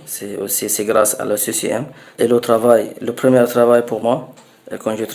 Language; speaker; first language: French; non-native, learner; Arabic